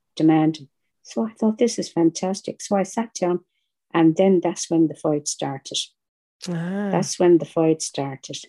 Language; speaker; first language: English; native; English